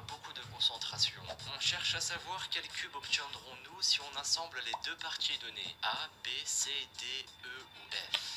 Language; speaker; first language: French; native; French